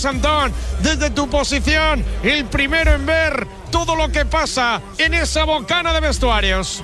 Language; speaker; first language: Spanish; native; Spanish